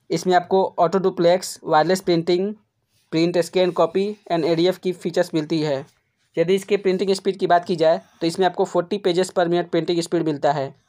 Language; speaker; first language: Hindi; native; Hindi